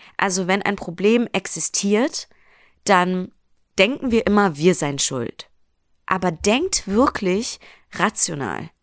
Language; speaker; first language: German; early bilingual, other home language; Persian